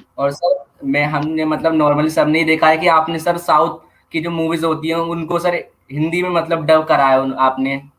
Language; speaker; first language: Hindi; native; Hindi